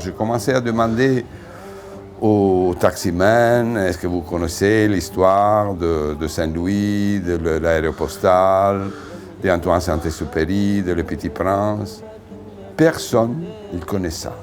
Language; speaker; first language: French; non-native, fluent; Italian